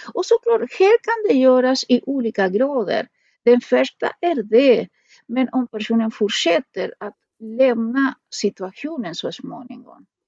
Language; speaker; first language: Swedish; non-native, fluent; Spanish